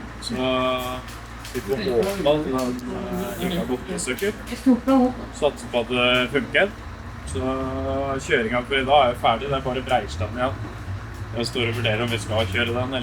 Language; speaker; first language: Norwegian; native; Norwegian